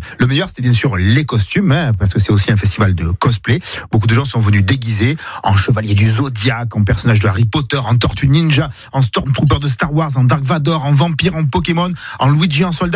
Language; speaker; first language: French; native; French